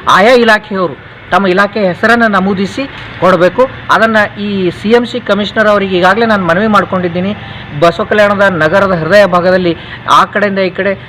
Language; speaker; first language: Kannada; native; Kannada